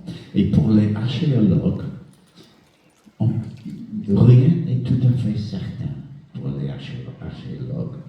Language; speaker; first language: French; non-native, fluent; English